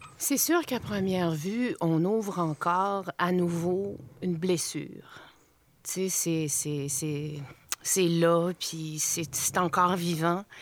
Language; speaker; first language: French; native; French